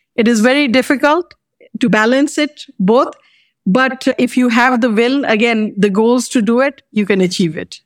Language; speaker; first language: English; non-native, local second language; Bangla